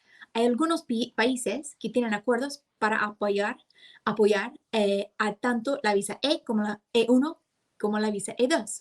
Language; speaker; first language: Spanish; non-native, fluent; English